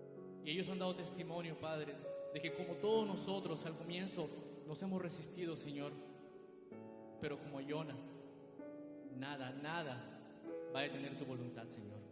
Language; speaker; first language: Spanish; native; Spanish